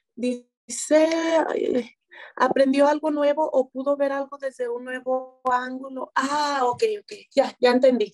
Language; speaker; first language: Spanish; native; Spanish